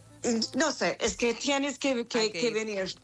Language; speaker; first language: Spanish; non-native, learner; English